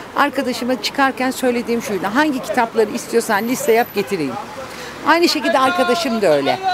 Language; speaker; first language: Turkish; native; Turkish